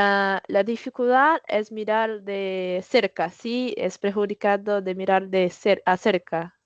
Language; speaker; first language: Spanish; non-native, learner; Portuguese